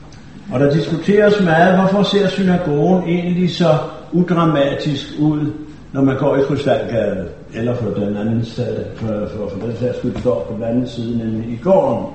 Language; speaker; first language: Danish; native; Danish